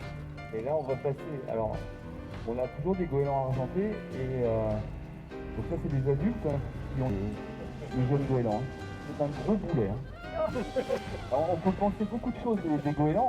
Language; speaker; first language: French; native; French